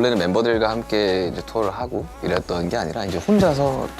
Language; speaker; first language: Korean; native; Korean